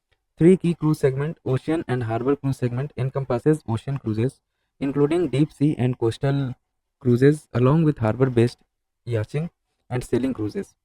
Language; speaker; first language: English; non-native, local second language; Hindi